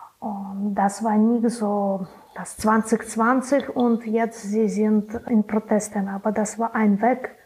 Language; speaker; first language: German; non-native, learner; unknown